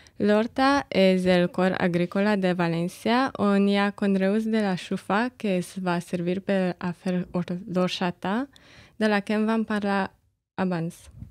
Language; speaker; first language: Catalan; non-native, learner; Romanian